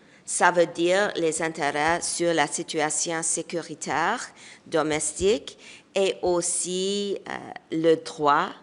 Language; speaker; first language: French; non-native, local second language; English